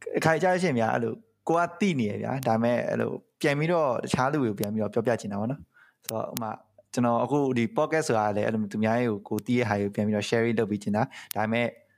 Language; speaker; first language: Burmese; native; Burmese